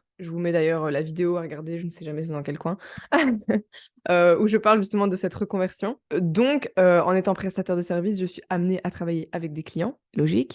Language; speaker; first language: French; native; French